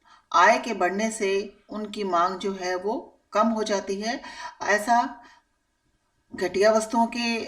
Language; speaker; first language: Hindi; native; Hindi